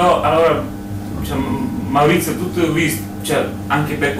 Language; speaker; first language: Italian; non-native, learner; Bangla